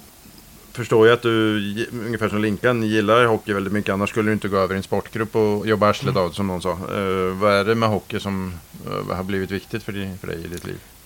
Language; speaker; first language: Swedish; native; Swedish